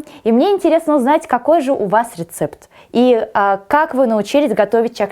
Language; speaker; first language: Russian; native; Russian